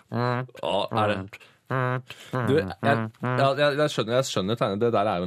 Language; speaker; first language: Norwegian; native; Norwegian